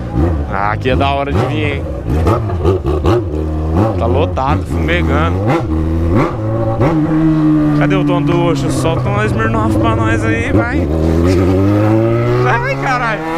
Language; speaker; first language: Portuguese; native; Portuguese